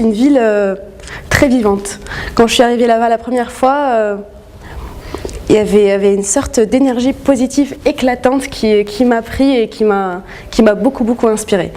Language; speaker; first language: French; non-native, local second language; Arabic